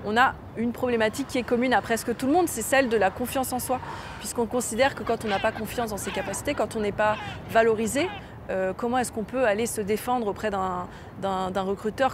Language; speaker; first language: French; native; French